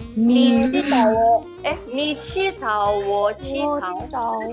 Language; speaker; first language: Chinese; non-native, learner; Indonesian